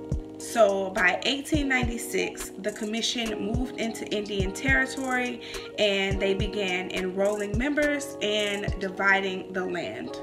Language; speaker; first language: English; native; English